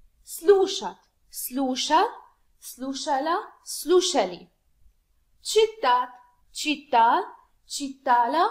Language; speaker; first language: Russian; non-native, fluent; Arabic